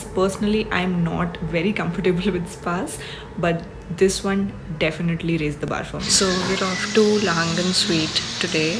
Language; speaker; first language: English; non-native, local second language; Hindi